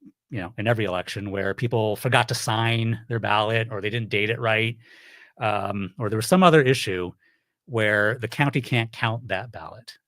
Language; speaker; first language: English; native; English